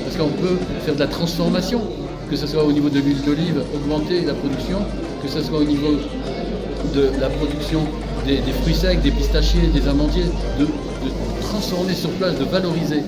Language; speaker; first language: French; native; French